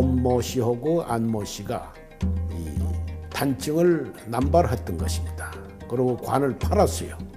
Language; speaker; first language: Korean; native; Korean